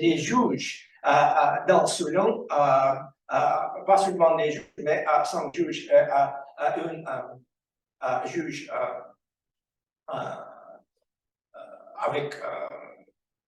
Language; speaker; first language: French; non-native, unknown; Russian